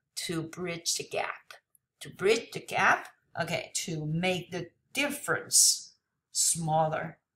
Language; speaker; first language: English; non-native, fluent; Chinese